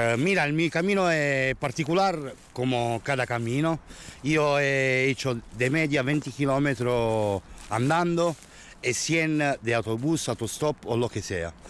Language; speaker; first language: Spanish; non-native, fluent; Italian